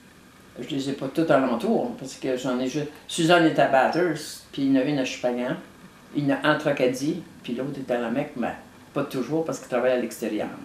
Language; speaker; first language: French; native; French